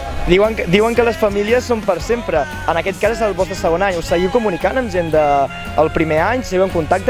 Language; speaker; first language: Catalan; native; Catalan